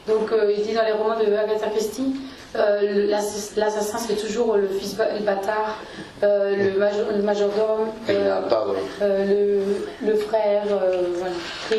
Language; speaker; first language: French; native; French